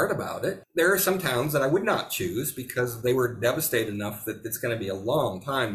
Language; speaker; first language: English; native; English